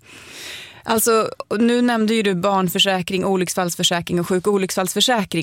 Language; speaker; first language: Swedish; native; Swedish